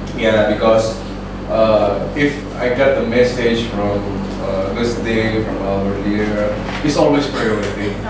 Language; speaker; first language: English; non-native, learner; Indonesian